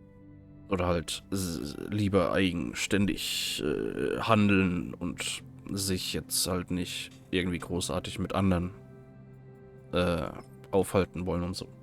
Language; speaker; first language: German; native; German